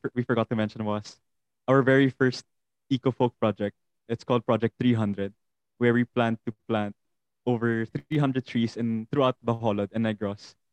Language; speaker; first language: English; non-native, local second language; Hiligaynon